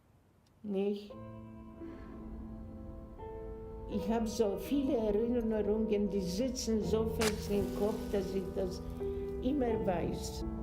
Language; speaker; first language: German; non-native, fluent; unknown